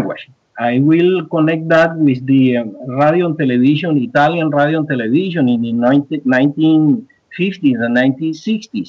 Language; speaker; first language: English; early bilingual, other home language; Spanish